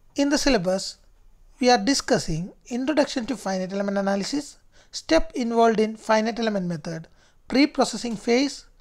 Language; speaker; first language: English; non-native, local second language; Malayalam